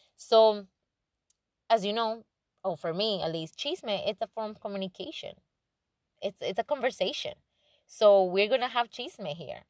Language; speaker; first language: English; non-native, fluent; Spanish